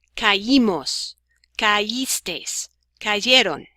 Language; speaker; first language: Spanish; non-native, fluent; English